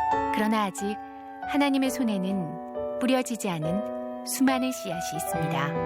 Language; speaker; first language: Korean; native; Korean